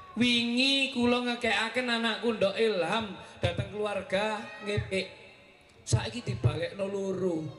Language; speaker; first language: Javanese; native; Javanese